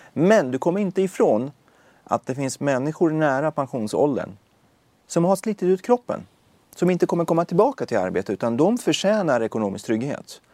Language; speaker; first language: Swedish; early bilingual, other home language; Persian